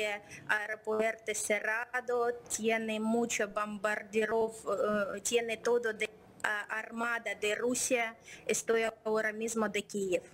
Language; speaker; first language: Spanish; non-native, learner; Ukrainian